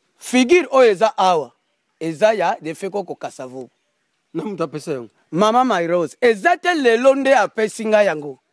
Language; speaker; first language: Lingala; non-native, local second language; Kongo